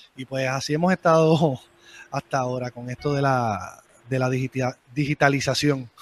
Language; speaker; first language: Spanish; native; Spanish